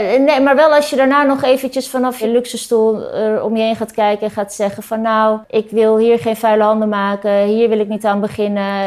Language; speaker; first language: Dutch; early bilingual, other home language; Turkish